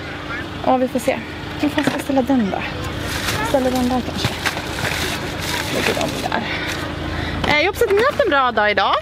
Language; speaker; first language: Swedish; native; Swedish